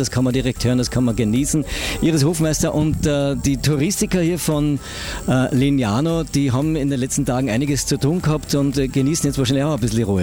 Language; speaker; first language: German; native; German